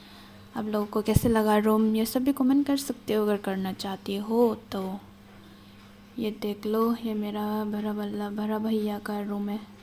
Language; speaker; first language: Hindi; non-native, local second language; Kok Borok